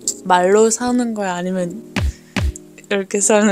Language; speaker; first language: Korean; non-native, fluent; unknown